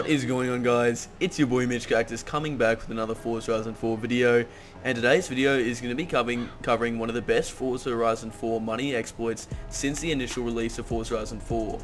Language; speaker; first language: English; native; English